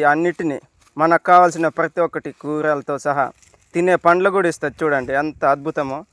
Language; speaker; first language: Telugu; non-native, local second language; Koya